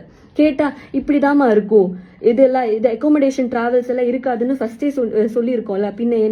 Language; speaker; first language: Tamil; non-native, local second language; Malayalam